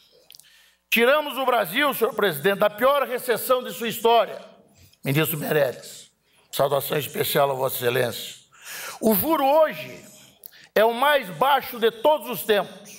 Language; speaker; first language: Portuguese; native; Portuguese